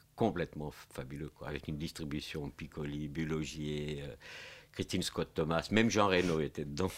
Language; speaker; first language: French; non-native, fluent; Portuguese